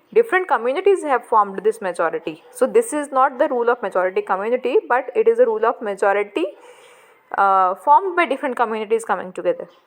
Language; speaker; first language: English; non-native, local second language; Hindi